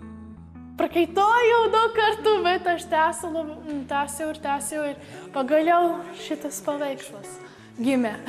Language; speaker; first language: Lithuanian; early bilingual, heritage; English